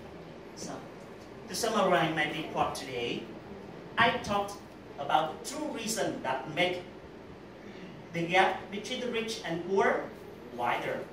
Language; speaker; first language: English; non-native, learner; Vietnamese